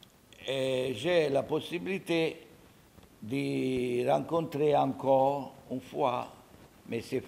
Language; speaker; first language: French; non-native, learner; Italian